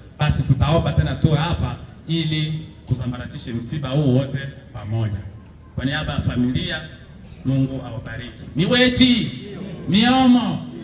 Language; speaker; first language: Swahili; non-native, local second language; Bembe